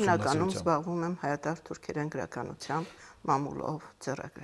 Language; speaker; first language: Armenian; native; Armenian